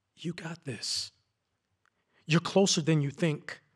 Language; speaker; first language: English; native; English